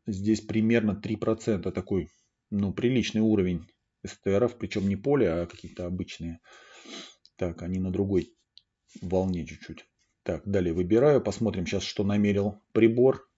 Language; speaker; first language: Russian; native; Russian